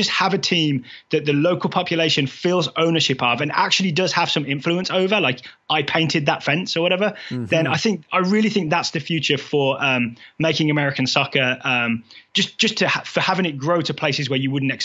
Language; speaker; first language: English; native; English